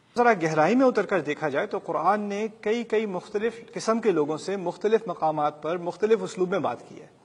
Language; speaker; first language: Urdu; early bilingual, heritage; Urdu